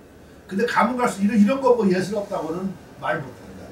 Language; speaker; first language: Korean; native; Korean